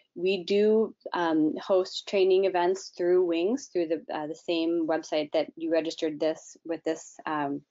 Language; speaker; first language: English; native; English